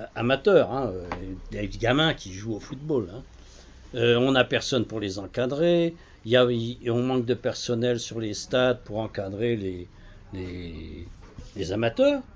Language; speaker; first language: French; native; French